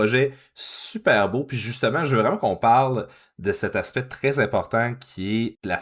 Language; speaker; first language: French; native; French